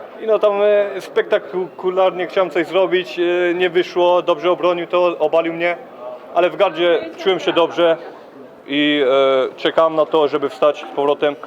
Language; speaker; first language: Polish; early bilingual, heritage; Polish